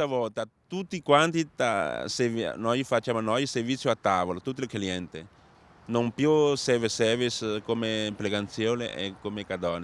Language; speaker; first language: Italian; non-native, learner; Chinese